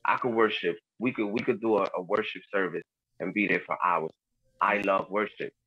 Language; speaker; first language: English; early bilingual, other home language; Spanish